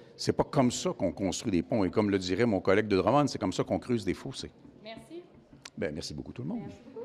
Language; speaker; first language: French; native; French